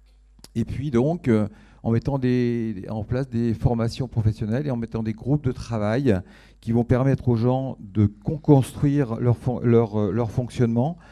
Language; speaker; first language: French; native; French